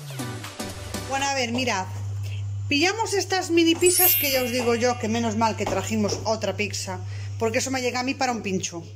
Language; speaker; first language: Spanish; native; Spanish